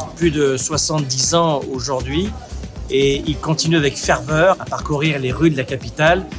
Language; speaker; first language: French; native; French